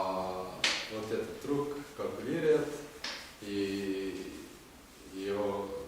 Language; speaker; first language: Russian; non-native, learner; Estonian